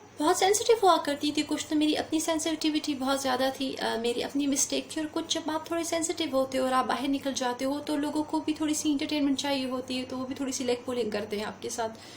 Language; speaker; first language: Urdu; native; Urdu